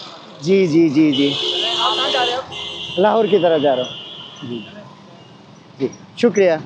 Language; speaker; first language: Hindi; non-native, learner; Bangla